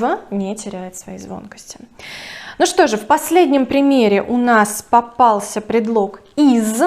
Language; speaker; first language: Russian; native; Russian